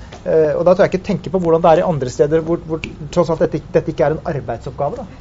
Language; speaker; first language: Norwegian; native; Norwegian